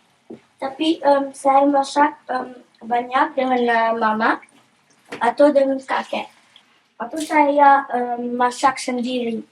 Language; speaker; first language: Indonesian; early bilingual, heritage; Dutch